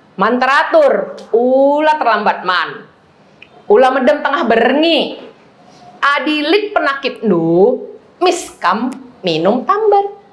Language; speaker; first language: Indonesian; native; Indonesian